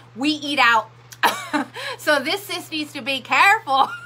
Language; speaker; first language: English; early bilingual, other home language; Spanish